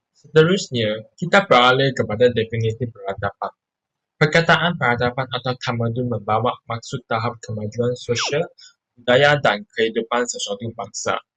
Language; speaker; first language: Malay; non-native, local second language; Chinese